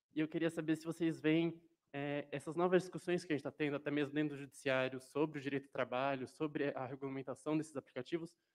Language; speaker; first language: Portuguese; non-native, fluent; French